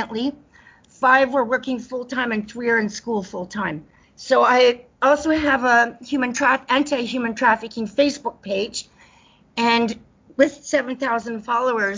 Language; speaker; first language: English; native; English